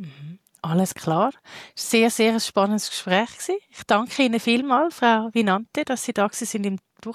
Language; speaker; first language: German; native; German